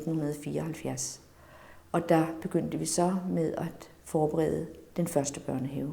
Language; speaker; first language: Danish; native; Danish